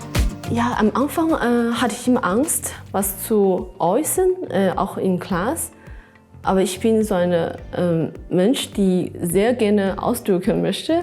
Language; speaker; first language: German; non-native, fluent; Chinese